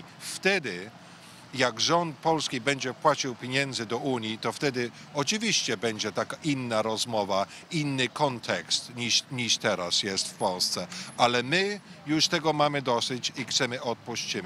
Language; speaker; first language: Polish; early bilingual, heritage; English